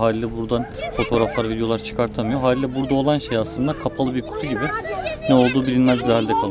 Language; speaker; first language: Turkish; native; Turkish